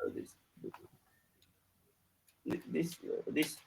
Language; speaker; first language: English; non-native, learner; Chinese